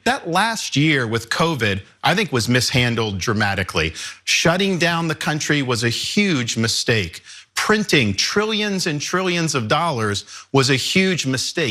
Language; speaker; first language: English; native; English